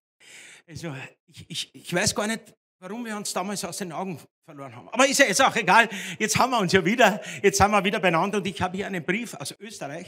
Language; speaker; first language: German; native; German